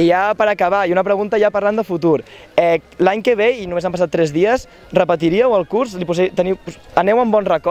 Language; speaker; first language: Catalan; native; Catalan